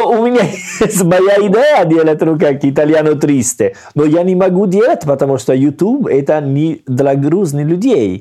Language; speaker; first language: Russian; non-native, learner; Italian